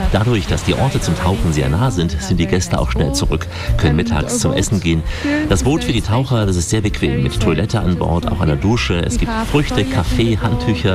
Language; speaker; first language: German; native; German